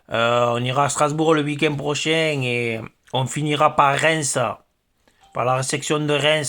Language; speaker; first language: French; native; French